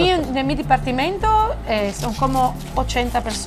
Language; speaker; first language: Spanish; non-native, fluent; Italian